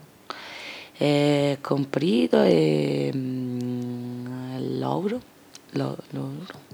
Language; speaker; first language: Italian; non-native, learner; Portuguese